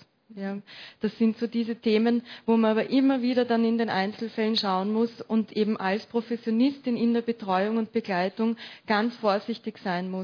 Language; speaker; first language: German; native; German